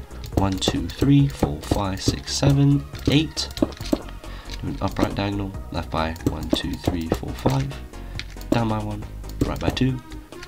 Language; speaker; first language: English; native; English